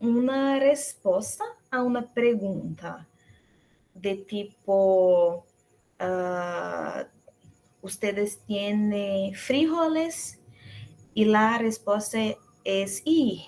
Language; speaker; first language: Spanish; non-native, fluent; Portuguese